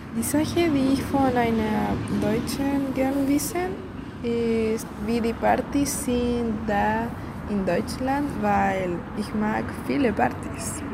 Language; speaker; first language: German; non-native, learner; Spanish